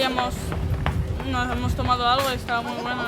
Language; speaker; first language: Spanish; early bilingual, other home language; Hebrew